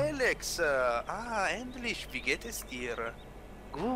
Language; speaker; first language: German; non-native, learner; Italian